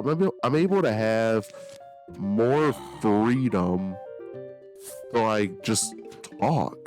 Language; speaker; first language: English; native; English